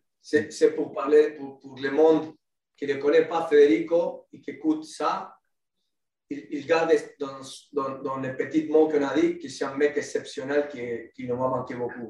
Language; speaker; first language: French; non-native, learner; Spanish